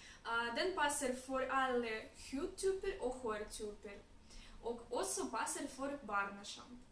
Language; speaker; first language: Swedish; non-native, learner; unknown